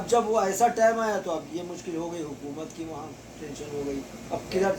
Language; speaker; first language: Hindi; native; Hindi